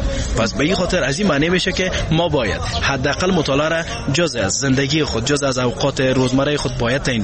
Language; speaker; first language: Persian; native; Persian